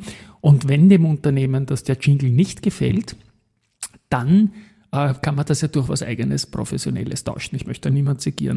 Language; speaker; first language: German; native; German